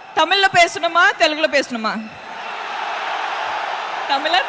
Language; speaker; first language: Tamil; non-native, fluent; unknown